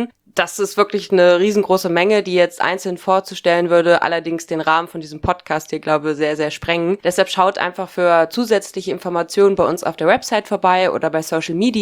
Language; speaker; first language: German; native; German